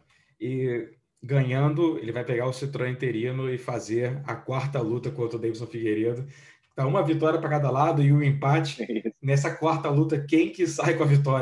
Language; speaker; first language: Portuguese; native; Portuguese